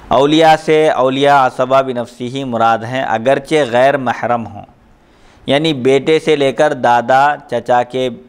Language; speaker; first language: Urdu; native; Urdu